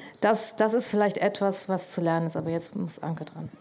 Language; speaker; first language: German; native; German